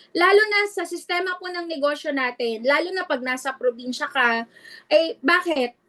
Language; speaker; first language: Filipino; non-native, local second language; Iloko